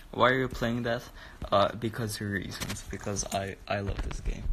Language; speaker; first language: English; non-native, learner; Russian